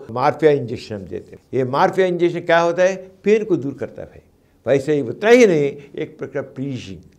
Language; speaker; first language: Hindi; non-native, local second language; Telugu